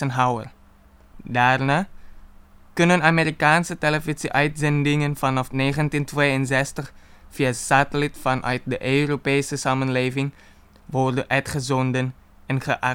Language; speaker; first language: Dutch; non-native, fluent; Indonesian